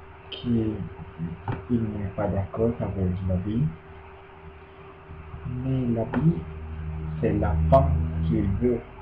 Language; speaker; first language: French; non-native, learner; Spanish